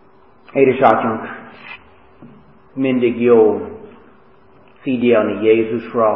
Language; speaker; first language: Hungarian; non-native, fluent; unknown